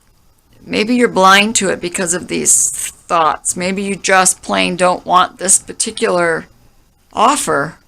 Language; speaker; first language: English; native; English